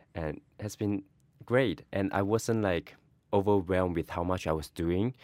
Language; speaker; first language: English; non-native, learner; Chinese